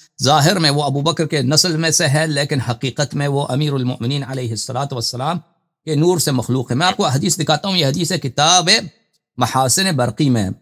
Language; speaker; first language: Urdu; non-native, fluent; Persian